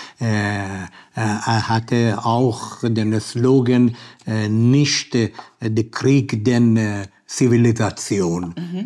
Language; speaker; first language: German; non-native, learner; Persian